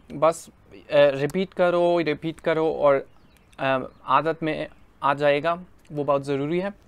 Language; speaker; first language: Hindi; non-native, fluent; German